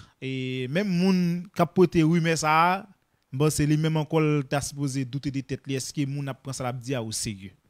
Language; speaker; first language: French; non-native, local second language; Haitian Creole